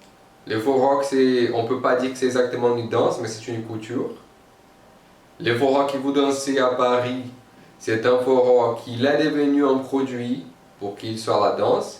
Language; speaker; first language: French; non-native, fluent; Portuguese